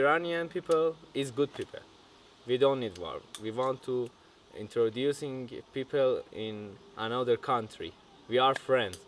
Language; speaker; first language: English; non-native, learner; Persian